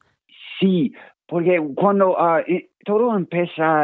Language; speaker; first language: Spanish; non-native, learner; English